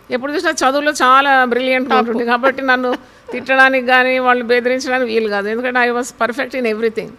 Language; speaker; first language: Telugu; non-native, local second language; Malayalam